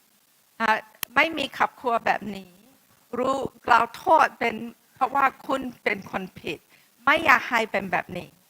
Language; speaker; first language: Thai; non-native, fluent; English